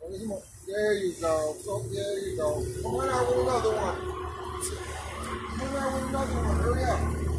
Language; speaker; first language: English; native; English